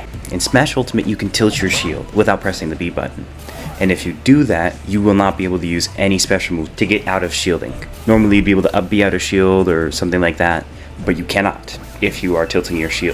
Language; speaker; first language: English; native; English